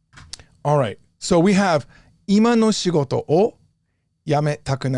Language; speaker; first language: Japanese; non-native, fluent; English